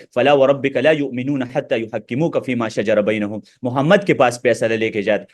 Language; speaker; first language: Urdu; non-native, local second language; Pashto